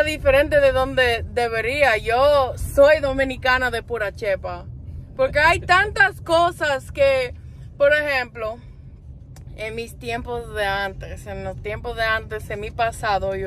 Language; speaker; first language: Spanish; non-native, fluent; English